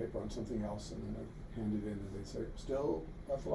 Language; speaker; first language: English; native; English